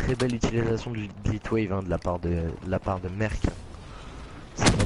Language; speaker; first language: French; native; French